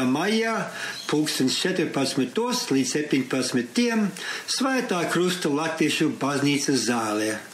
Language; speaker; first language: Latvian; early bilingual, heritage; Latvian